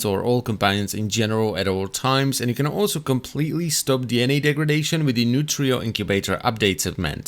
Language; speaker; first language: English; non-native, fluent; Czech